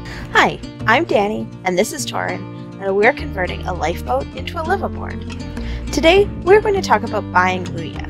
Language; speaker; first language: English; native; English